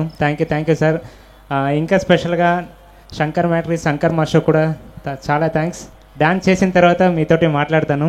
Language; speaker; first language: Telugu; non-native, local second language; Tamil